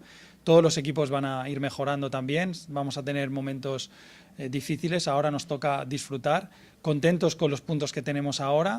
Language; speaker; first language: Spanish; native; Spanish